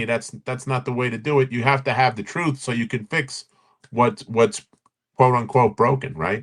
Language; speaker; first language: English; native; English